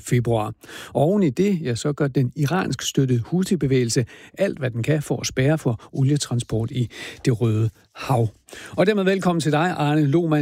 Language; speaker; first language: Danish; native; Danish